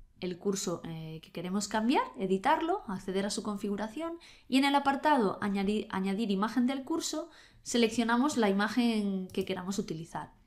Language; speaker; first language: Spanish; native; Spanish